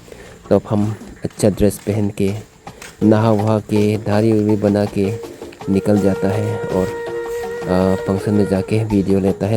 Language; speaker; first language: Hindi; non-native, local second language; Mising